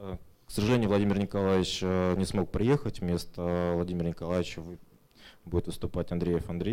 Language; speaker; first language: Russian; native; Russian